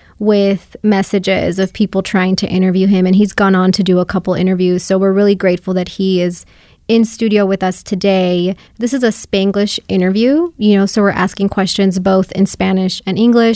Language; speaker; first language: English; early bilingual, other home language; Spanish